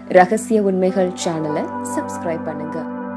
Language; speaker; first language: Tamil; native; Tamil